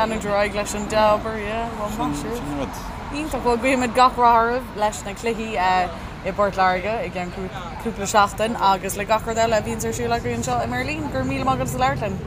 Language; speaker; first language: Irish; native; Irish